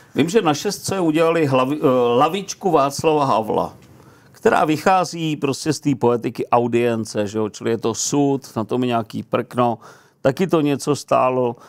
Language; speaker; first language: Czech; native; Czech